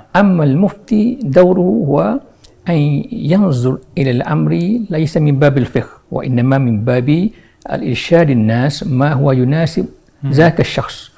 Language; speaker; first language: Arabic; non-native, fluent; Malay